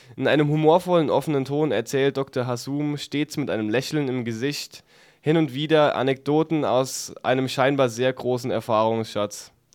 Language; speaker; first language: German; native; German